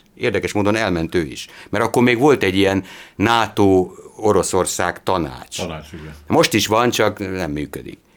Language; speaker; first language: Hungarian; native; Hungarian